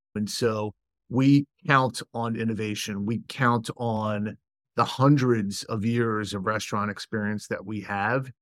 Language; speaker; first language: English; native; English